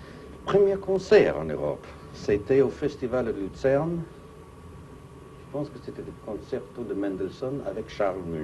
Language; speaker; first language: French; non-native, fluent; English